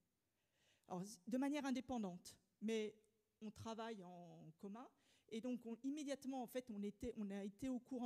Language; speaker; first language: French; native; French